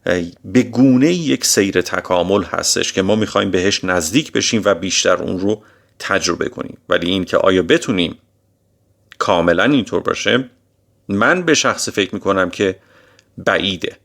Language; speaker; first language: Persian; native; Persian